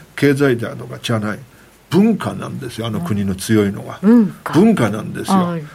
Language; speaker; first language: Japanese; non-native, fluent; Chinese